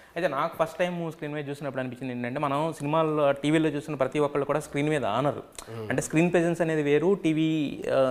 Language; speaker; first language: Telugu; native; Telugu